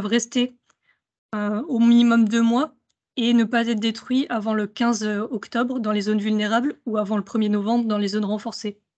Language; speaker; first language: French; native; French